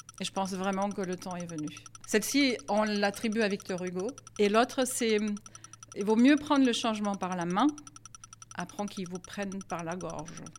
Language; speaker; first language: French; non-native, fluent; German